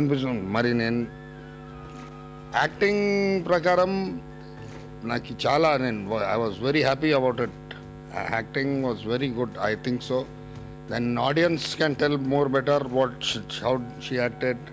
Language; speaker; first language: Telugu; non-native, local second language; Urdu